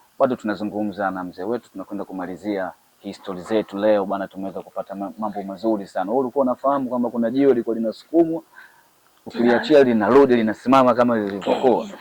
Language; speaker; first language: Swahili; native; Swahili